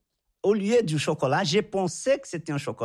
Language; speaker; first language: French; non-native, fluent; Portuguese